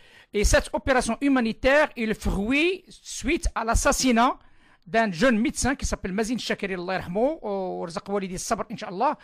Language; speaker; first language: French; non-native, local second language; Arabic